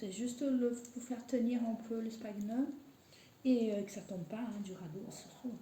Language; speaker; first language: French; native; French